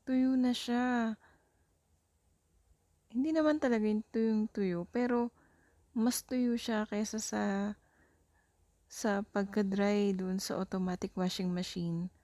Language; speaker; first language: Filipino; native; Filipino